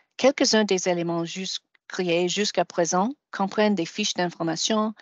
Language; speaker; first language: French; non-native, fluent; English